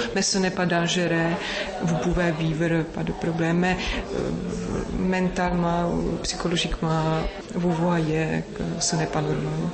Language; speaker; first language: French; non-native, learner; Czech